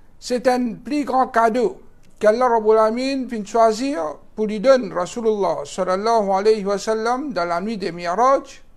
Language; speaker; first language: French; non-native, local second language; Morisyen